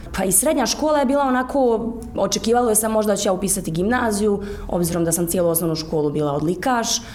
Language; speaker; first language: Croatian; native; Croatian